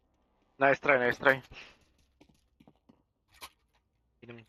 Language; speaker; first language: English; non-native, learner; Romanian